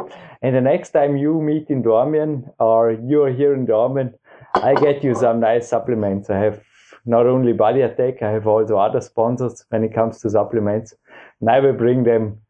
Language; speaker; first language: English; non-native, fluent; German